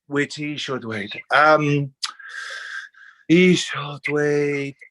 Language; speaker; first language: Welsh; non-native, learner; English